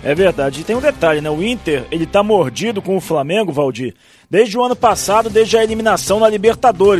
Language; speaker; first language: Portuguese; native; Portuguese